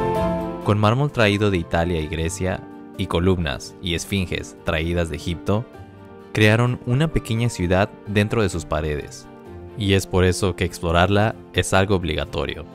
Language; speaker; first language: Spanish; native; Spanish